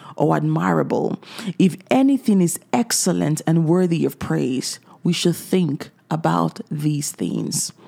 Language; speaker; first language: English; native; English